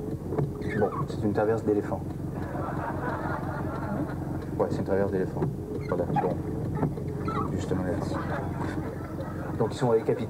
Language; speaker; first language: French; native; French